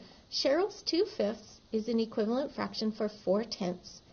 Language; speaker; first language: English; native; English